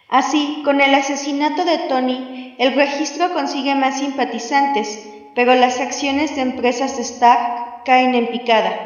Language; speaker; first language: Spanish; native; Spanish